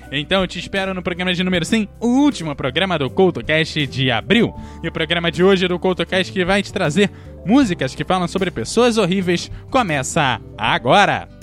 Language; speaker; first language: Portuguese; native; Portuguese